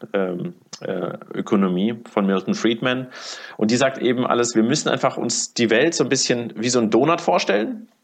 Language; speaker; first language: German; early bilingual, other home language; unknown